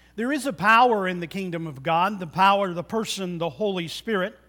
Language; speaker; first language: English; native; English